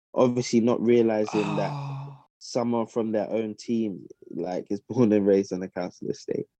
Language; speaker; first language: English; native; English